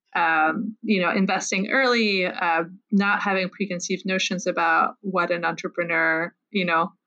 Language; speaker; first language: English; non-native, fluent; French